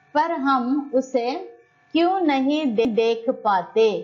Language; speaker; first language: Hindi; non-native, local second language; Telugu